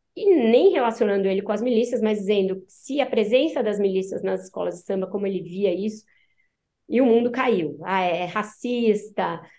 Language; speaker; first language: Portuguese; native; Portuguese